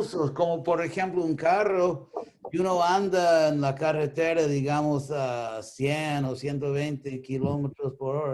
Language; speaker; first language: Spanish; non-native, fluent; English